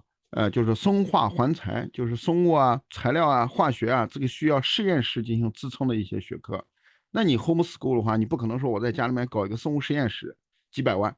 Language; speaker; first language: Chinese; native; Chinese